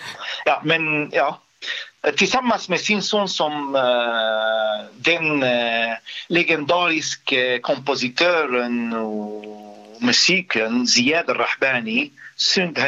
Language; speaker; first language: Swedish; non-native, fluent; Arabic